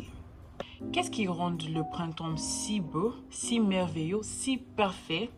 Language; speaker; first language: French; non-native, learner; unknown